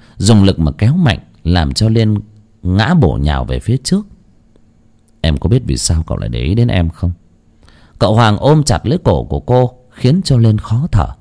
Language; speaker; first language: Vietnamese; non-native, local second language; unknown